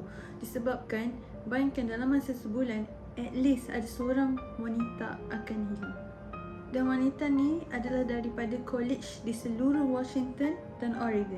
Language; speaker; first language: Malay; native; Malay